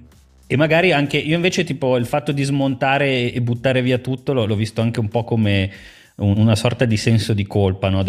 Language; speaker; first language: Italian; native; Italian